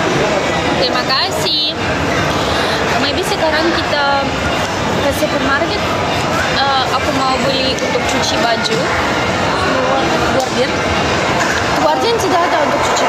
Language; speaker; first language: Indonesian; non-native, learner; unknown